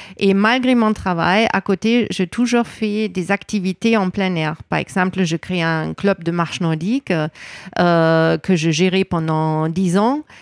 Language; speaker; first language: French; non-native, fluent; German